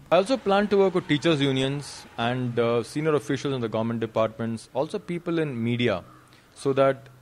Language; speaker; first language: English; non-native, local second language; Kannada